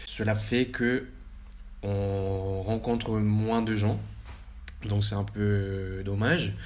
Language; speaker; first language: French; early bilingual, heritage; Spanish